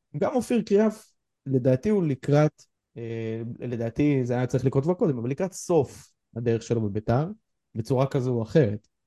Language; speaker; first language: Hebrew; native; Hebrew